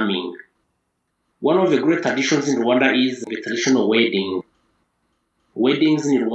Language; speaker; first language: English; non-native, local second language; Kinyarwanda